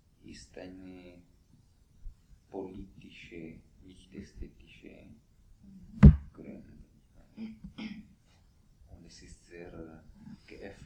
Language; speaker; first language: German; non-native, fluent; Italian